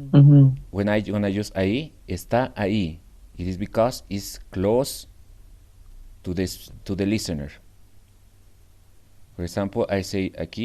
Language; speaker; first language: English; non-native, learner; Spanish